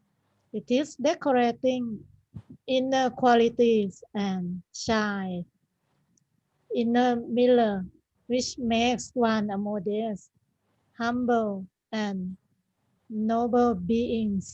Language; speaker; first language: English; non-native, learner; Thai